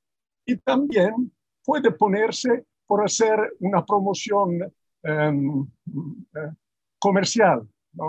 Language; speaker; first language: Spanish; non-native, fluent; Italian